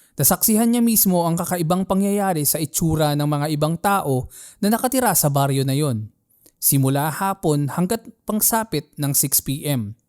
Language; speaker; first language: Filipino; native; Filipino